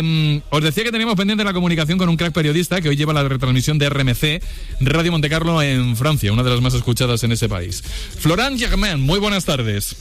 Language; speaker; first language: Spanish; native; Spanish